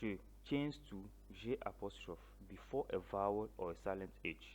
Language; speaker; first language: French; non-native, fluent; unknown